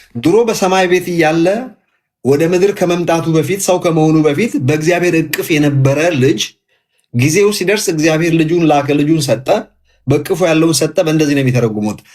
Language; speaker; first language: Amharic; native; Amharic